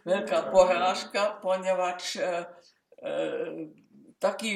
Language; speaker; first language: Czech; non-native, local second language; German